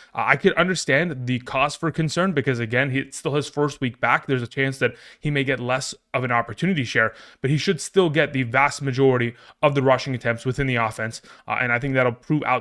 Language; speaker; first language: English; native; English